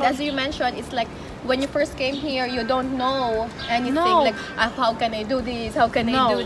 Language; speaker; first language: English; non-native, fluent; Filipino